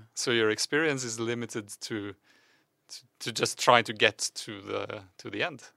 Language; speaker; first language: English; non-native, fluent; Norwegian